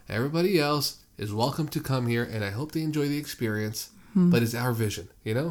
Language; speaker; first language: English; early bilingual, other home language; Spanish